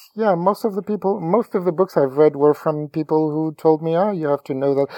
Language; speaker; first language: English; non-native, fluent; French